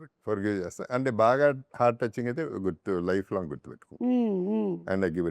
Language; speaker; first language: Telugu; native; Telugu